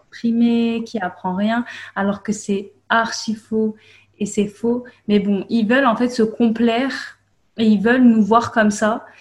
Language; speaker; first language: French; native; French